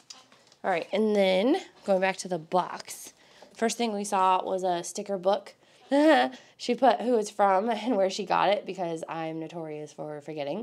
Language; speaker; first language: English; native; English